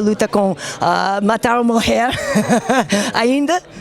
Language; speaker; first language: Portuguese; non-native, learner; English